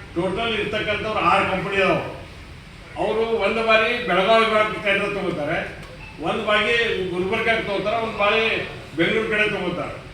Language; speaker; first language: Kannada; native; Kannada